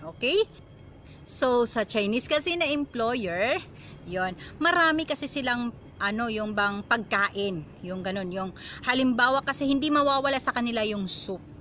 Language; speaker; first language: Filipino; non-native, local second language; Cebuano